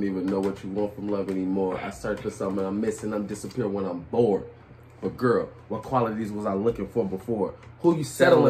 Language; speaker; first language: English; native; English